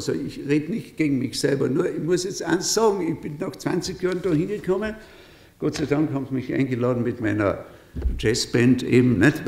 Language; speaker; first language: German; native; German